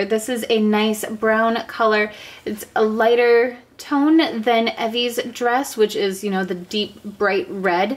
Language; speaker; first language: English; native; English